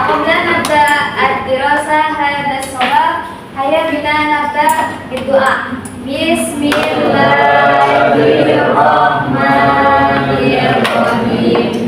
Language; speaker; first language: Arabic; non-native, learner; Indonesian